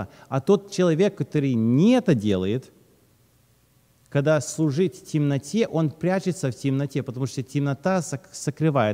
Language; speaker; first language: Russian; early bilingual, heritage; Russian